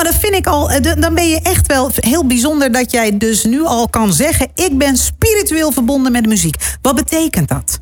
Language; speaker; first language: Dutch; native; Dutch